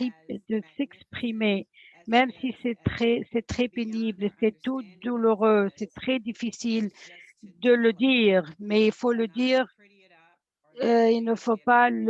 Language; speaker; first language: French; non-native, fluent; English